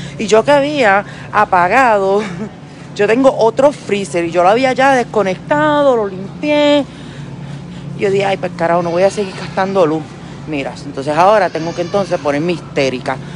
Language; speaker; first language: Spanish; early bilingual, heritage; Spanish